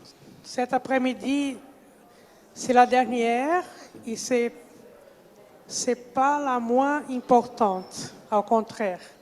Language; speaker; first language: French; non-native, fluent; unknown